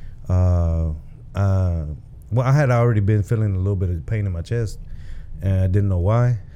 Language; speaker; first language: English; early bilingual, other home language; Spanish